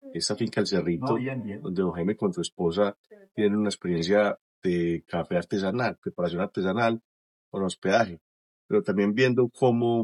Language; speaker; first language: Spanish; native; Spanish